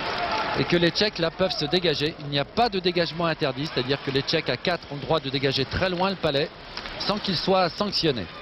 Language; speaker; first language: French; native; French